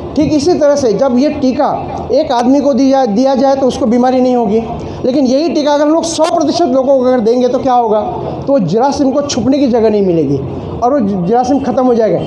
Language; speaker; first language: Hindi; non-native, local second language; Marathi